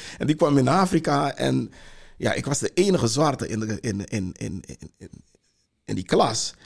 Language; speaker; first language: Dutch; non-native, local second language; Sranan Tongo